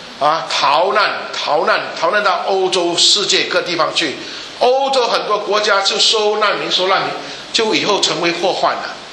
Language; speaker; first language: Chinese; native; Chinese